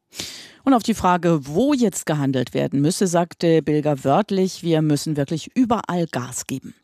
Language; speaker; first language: German; native; German